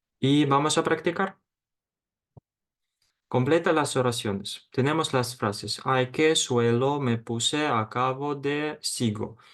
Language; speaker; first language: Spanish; non-native, fluent; Ukrainian